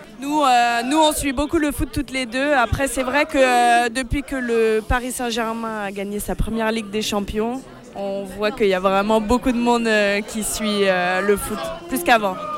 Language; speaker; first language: French; native; French